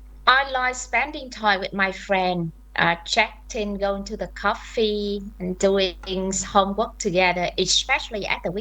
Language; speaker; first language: English; non-native, fluent; Vietnamese